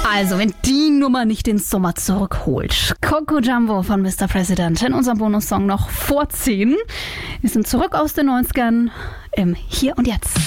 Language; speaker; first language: German; native; German